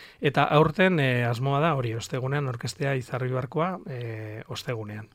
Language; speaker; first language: Basque; non-native, local second language; Spanish